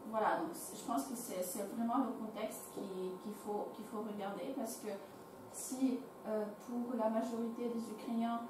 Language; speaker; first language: French; non-native, fluent; Ukrainian